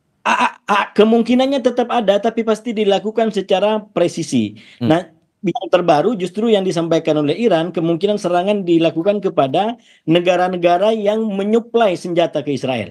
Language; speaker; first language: Indonesian; native; Indonesian